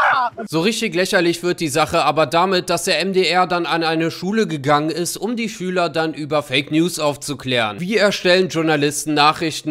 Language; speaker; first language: German; native; German